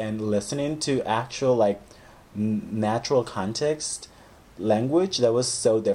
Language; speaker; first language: English; non-native, fluent; Spanish